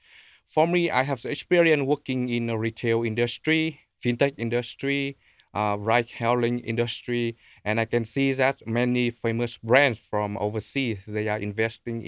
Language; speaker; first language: English; non-native, learner; Vietnamese